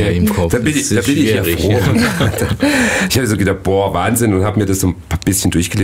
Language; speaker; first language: German; native; German